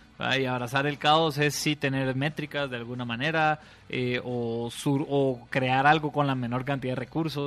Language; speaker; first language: Spanish; native; Spanish